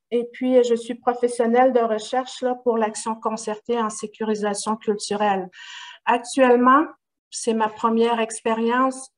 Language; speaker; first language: French; non-native, local second language; Innu-aimun